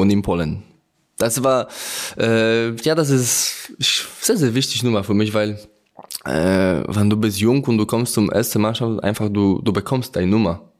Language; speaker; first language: German; non-native, learner; Polish